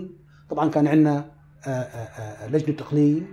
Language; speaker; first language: Arabic; native; Arabic